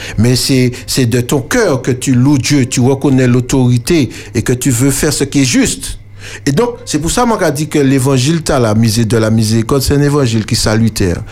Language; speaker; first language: French; native; French